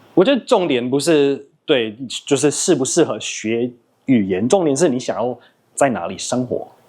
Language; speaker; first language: Chinese; non-native, fluent; English